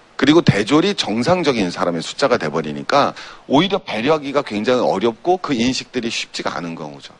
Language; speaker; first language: Korean; native; Korean